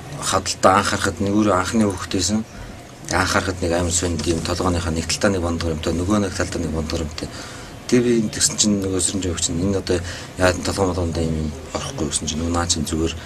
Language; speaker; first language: Mongolian; non-native, local second language; Kazakh